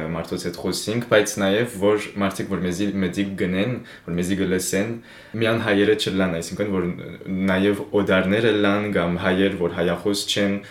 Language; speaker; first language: Armenian; early bilingual, heritage; Armenian